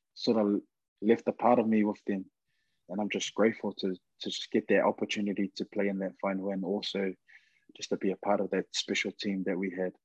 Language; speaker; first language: English; native; English